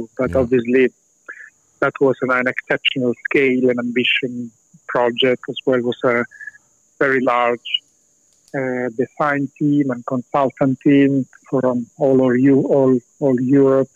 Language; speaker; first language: English; non-native, fluent; Italian